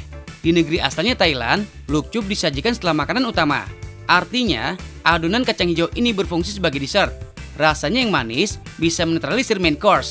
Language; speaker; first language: Indonesian; native; Indonesian